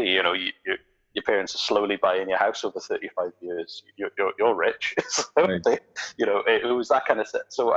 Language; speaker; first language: English; native; English